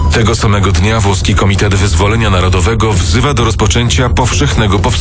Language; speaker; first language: Polish; native; Polish